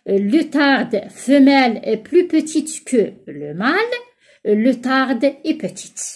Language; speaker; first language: French; non-native, local second language; Arabic